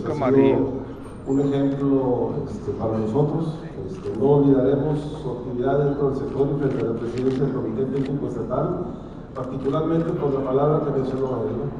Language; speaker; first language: Spanish; native; Spanish